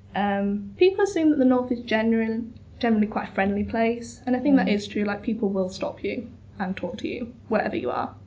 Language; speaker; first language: English; native; English